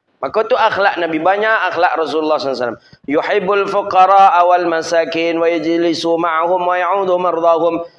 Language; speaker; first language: Malay; non-native, local second language; Minangkabau